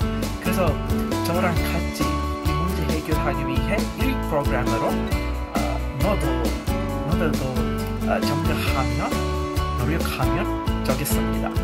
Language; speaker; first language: Korean; non-native, learner; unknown